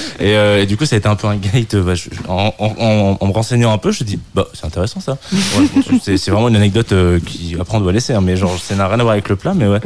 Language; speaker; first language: French; native; French